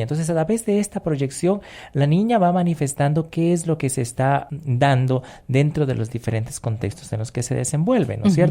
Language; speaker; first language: Spanish; native; Spanish